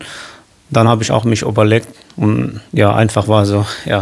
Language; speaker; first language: German; non-native, learner; Kurdish